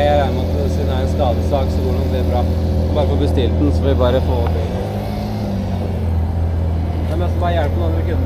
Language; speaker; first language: Norwegian; native; Norwegian